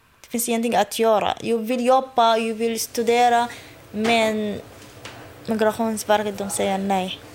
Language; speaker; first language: Swedish; non-native, learner; Somali